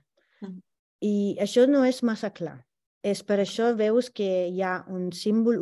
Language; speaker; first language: Catalan; non-native, fluent; Italian